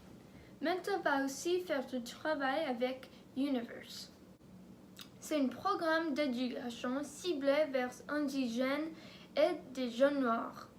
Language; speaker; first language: French; non-native, learner; English